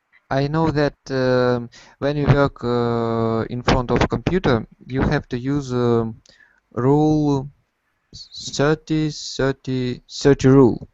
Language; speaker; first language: English; non-native, learner; Russian